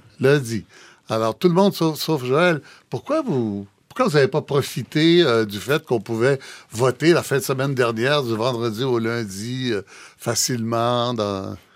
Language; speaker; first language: French; native; French